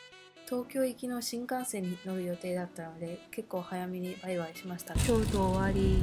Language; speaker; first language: Japanese; early bilingual, heritage; Japanese